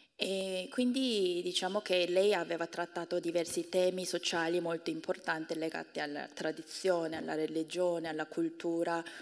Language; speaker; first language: Italian; non-native, fluent; Korean